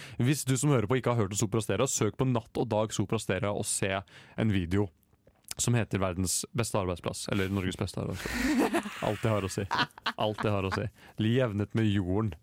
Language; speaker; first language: Norwegian; native; Norwegian